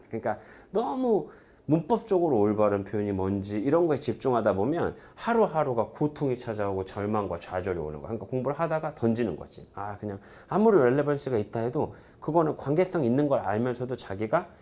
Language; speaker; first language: Korean; native; Korean